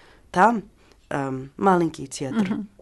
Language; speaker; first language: Russian; non-native, learner; English